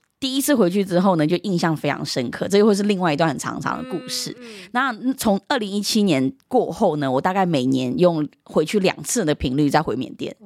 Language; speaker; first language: Chinese; early bilingual, heritage; Chinese